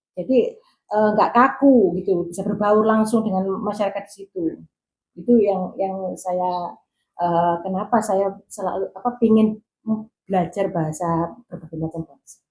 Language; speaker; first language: Indonesian; non-native, local second language; Javanese